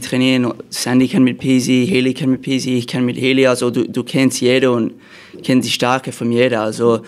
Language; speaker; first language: German; non-native, fluent; English